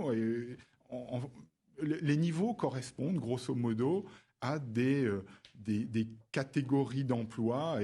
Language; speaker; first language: French; native; French